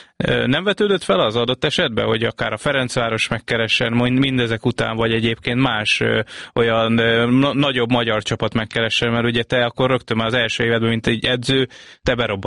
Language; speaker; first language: Hungarian; native; Hungarian